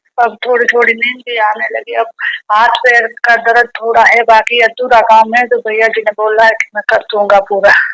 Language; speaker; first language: Hindi; native; Hindi